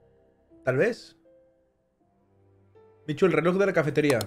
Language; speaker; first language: Spanish; native; Spanish